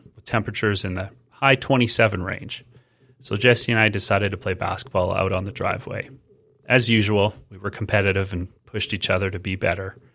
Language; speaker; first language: English; native; English